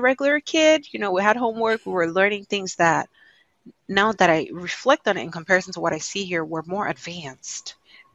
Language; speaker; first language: English; non-native, local second language; Igbo